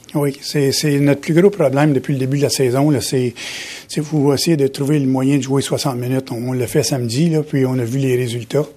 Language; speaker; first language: French; native; French